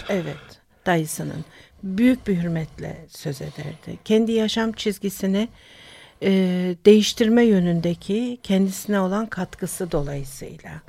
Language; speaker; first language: Turkish; native; Turkish